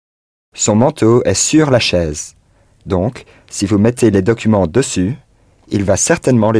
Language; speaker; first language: French; non-native, learner; English